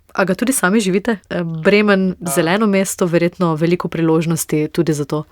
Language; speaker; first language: Slovenian; native; Slovenian